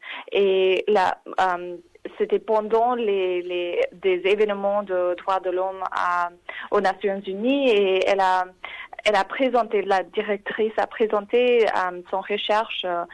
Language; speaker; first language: French; non-native, fluent; English